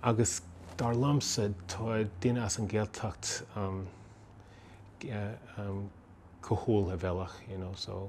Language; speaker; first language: Irish; non-native, fluent; English